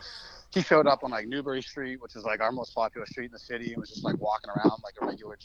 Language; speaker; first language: English; native; English